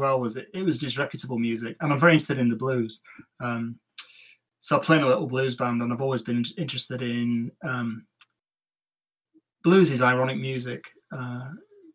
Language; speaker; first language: English; native; English